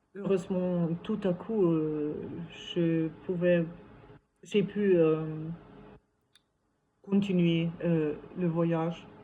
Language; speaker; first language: French; non-native, fluent; German